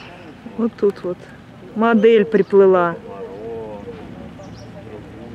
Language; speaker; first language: Russian; native; Russian